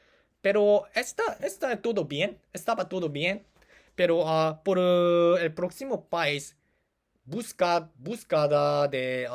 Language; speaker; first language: Spanish; non-native, learner; Korean